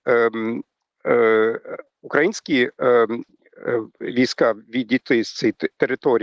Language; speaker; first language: Ukrainian; non-native, fluent; German